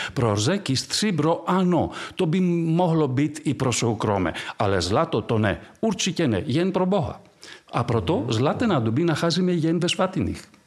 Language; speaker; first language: Czech; non-native, fluent; Greek